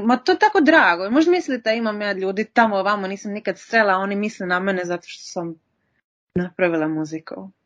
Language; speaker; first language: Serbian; early bilingual, heritage; Serbian